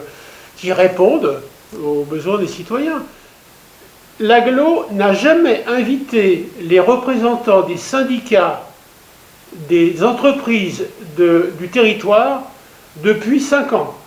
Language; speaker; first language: French; native; French